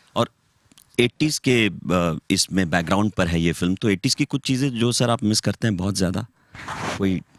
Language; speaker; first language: Hindi; native; Hindi